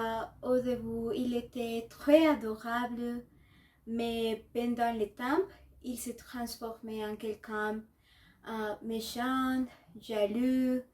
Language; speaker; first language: French; non-native, learner; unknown